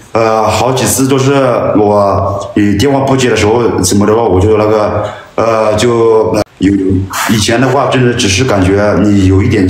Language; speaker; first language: Chinese; non-native, local second language; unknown